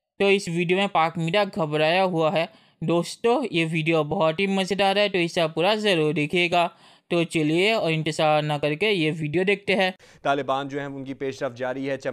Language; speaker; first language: Hindi; native; Hindi